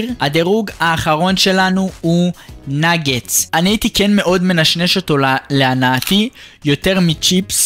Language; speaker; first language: Hebrew; native; Hebrew